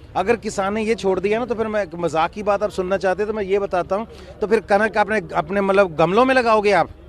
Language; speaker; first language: Hindi; non-native, local second language; Punjabi